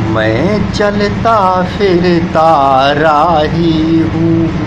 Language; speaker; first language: Hindi; native; Hindi